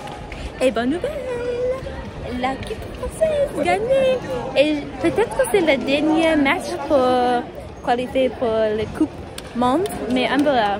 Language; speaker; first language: French; non-native, learner; English